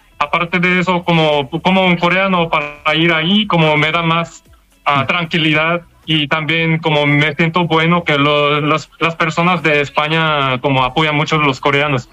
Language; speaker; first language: Spanish; non-native, fluent; Korean